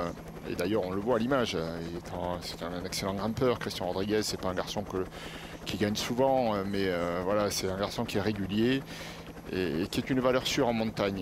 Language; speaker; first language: French; native; French